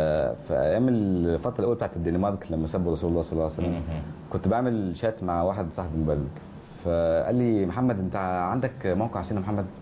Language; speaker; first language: Arabic; native; Arabic